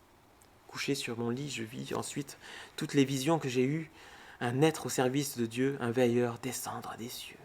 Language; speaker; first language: French; native; French